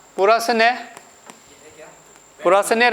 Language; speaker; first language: Turkish; non-native, fluent; Urdu